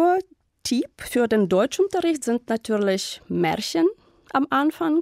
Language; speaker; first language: German; non-native, fluent; Ukrainian